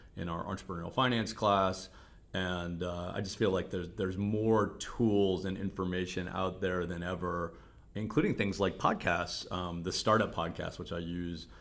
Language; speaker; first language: English; native; English